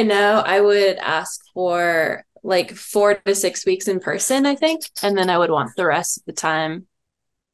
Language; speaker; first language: English; native; English